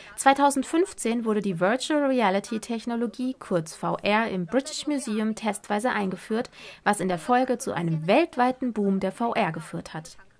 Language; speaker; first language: German; non-native, fluent; Chinese